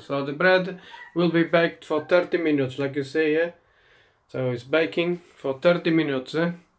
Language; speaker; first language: English; non-native, fluent; Portuguese